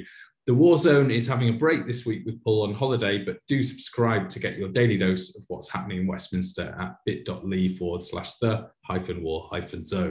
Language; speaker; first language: English; native; English